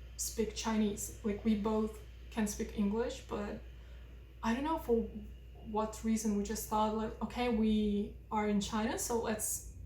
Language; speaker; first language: English; non-native, fluent; Russian